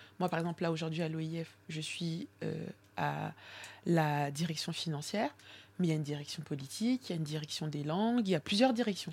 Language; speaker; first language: French; early bilingual, other home language; Swahili